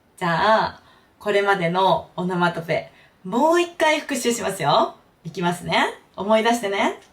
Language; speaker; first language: Japanese; native; Japanese